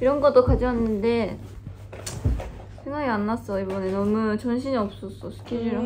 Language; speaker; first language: Korean; non-native, fluent; Japanese